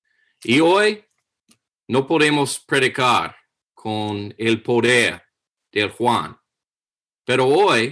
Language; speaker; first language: Spanish; non-native, fluent; English